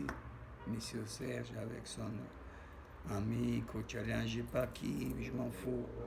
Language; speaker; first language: French; non-native, learner; Armenian